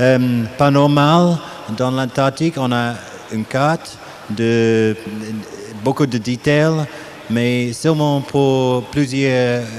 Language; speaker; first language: French; non-native, learner; English